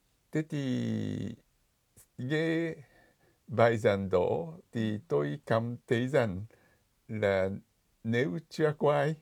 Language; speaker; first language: Vietnamese; non-native, fluent; Japanese